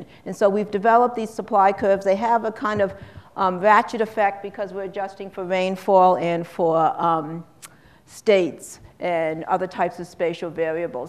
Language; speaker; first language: English; native; English